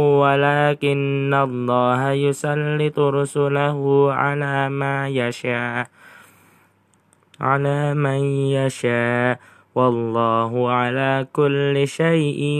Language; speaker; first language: Arabic; non-native, learner; Indonesian